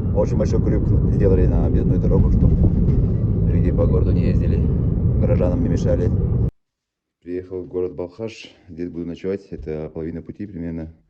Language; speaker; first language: Russian; non-native, local second language; Yakut